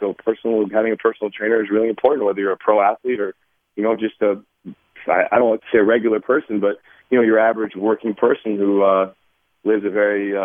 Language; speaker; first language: English; native; English